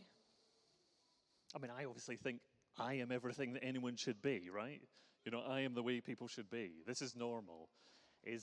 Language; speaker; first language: English; native; English